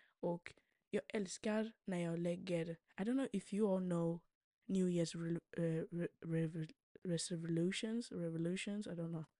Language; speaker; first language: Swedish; early bilingual, other home language; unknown